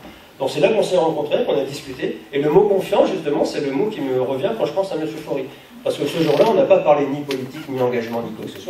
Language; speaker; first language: French; native; French